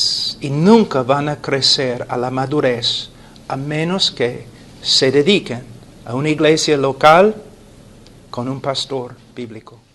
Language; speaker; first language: Spanish; non-native, fluent; English